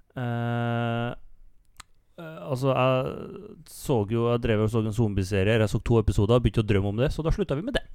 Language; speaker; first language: Norwegian; native; Norwegian